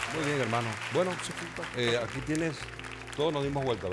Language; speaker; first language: Spanish; early bilingual, heritage; Spanish